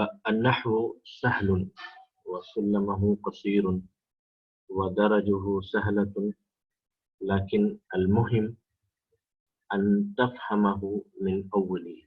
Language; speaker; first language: Arabic; non-native, fluent; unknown